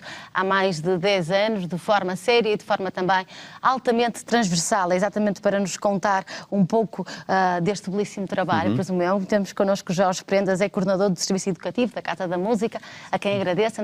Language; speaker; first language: Portuguese; native; Portuguese